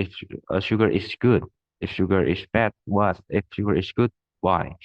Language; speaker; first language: English; non-native, fluent; Indonesian